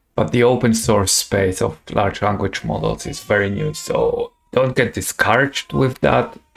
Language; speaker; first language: English; non-native, fluent; Polish